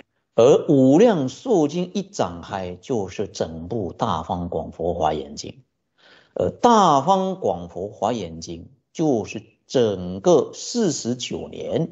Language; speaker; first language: Chinese; native; Chinese